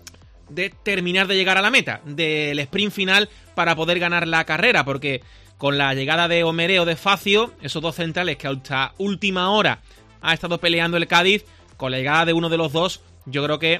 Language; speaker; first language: Spanish; native; Spanish